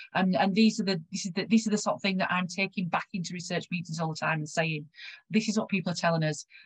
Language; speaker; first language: English; native; English